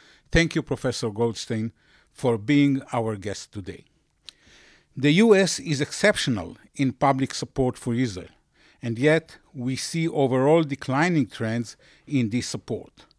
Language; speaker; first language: English; non-native, fluent; Hebrew